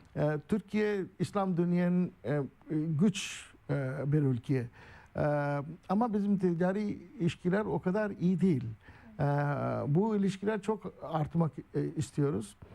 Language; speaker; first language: Turkish; non-native, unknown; Urdu